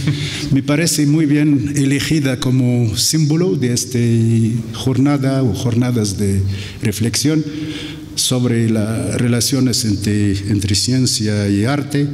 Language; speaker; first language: Spanish; non-native, fluent; Arabic